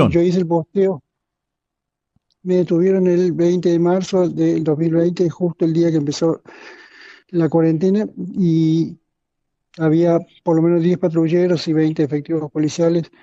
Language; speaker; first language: Spanish; native; Spanish